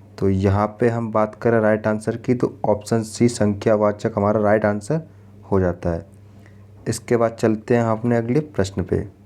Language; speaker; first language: Hindi; native; Hindi